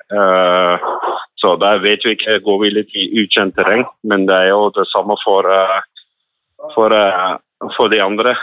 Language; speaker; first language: Norwegian; non-native, fluent; Dutch